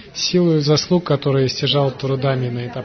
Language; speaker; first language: Russian; native; Russian